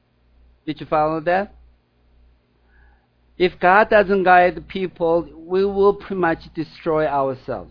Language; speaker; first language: English; non-native, fluent; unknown